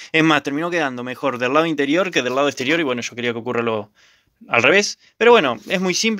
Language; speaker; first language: Spanish; native; Spanish